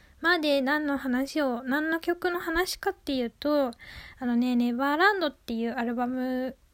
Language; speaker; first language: Japanese; native; Japanese